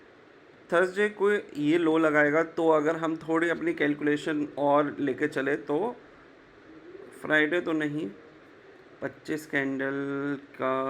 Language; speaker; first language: Hindi; native; Hindi